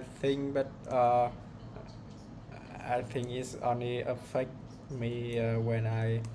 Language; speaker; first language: English; non-native, learner; Vietnamese